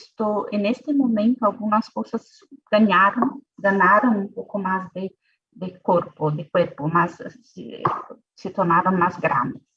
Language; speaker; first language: Spanish; non-native, fluent; Portuguese